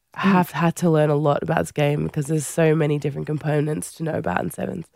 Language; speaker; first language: English; native; English